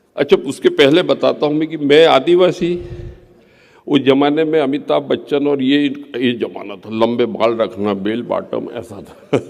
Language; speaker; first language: Hindi; non-native, local second language; Gondi